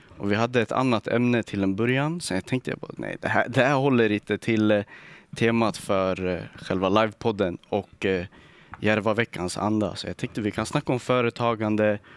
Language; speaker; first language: Swedish; early bilingual, other home language; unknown